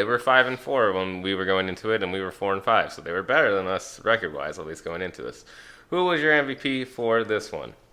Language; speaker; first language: English; native; English